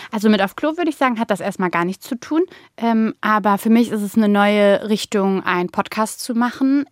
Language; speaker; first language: German; early bilingual, other home language; Bulgarian